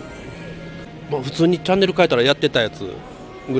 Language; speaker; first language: Japanese; native; Japanese